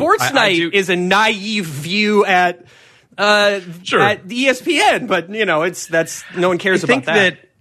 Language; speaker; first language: English; native; English